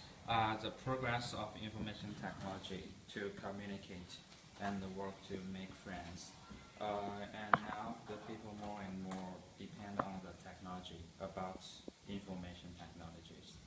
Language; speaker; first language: English; non-native, learner; Chinese